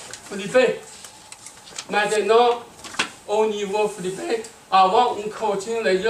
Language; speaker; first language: French; non-native, learner; Chinese